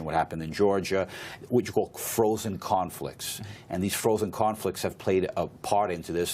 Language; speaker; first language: English; native; English